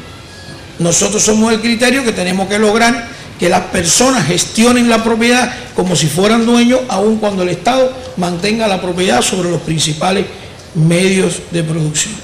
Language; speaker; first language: Spanish; native; Spanish